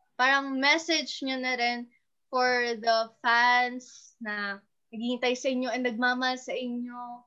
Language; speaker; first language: Filipino; native; Filipino